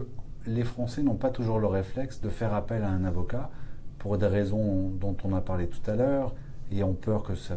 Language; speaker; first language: French; native; French